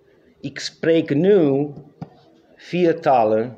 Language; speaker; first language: Dutch; non-native, learner; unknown